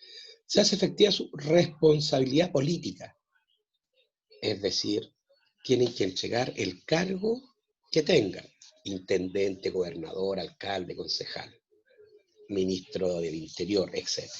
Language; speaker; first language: Spanish; native; Spanish